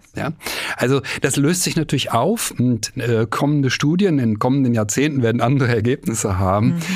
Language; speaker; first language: German; native; German